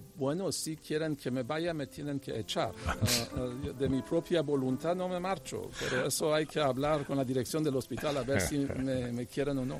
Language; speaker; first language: Spanish; non-native, fluent; English